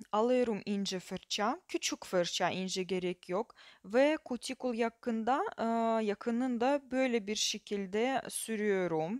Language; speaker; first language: Turkish; non-native, fluent; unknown